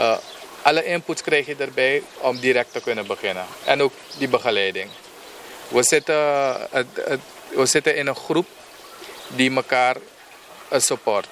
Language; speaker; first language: Dutch; non-native, local second language; Papiamento